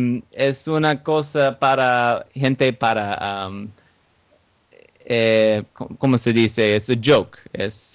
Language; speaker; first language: Spanish; non-native, learner; English